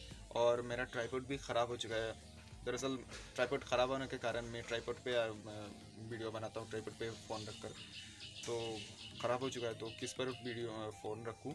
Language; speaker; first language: Hindi; non-native, local second language; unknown